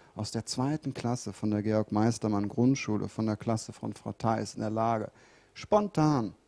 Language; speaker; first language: German; native; German